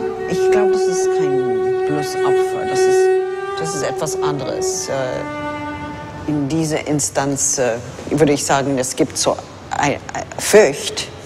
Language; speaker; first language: German; non-native, fluent; English